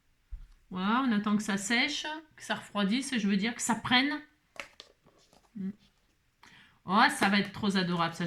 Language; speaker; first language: French; native; French